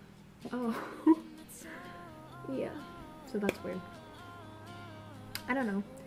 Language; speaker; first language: English; native; English